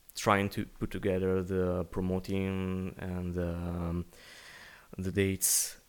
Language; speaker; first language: English; non-native, learner; Italian